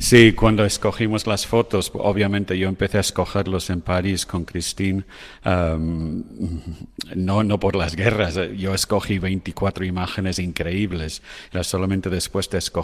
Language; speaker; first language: Spanish; non-native, fluent; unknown